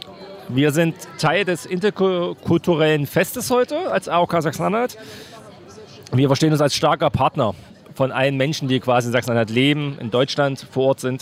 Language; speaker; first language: German; native; German